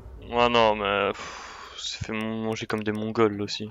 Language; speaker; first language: French; native; French